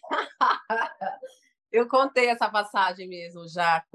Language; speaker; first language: Portuguese; native; Portuguese